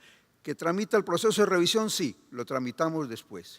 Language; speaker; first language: Spanish; native; Spanish